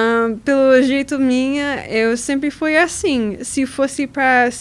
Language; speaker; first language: Portuguese; non-native, learner; English